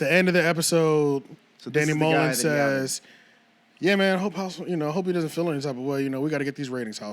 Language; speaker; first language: English; native; English